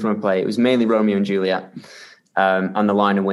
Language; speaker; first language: English; native; English